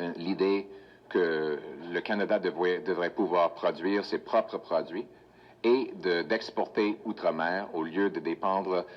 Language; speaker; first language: French; non-native, local second language; English